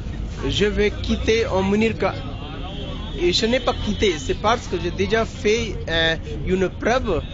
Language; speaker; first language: French; non-native, learner; Hindi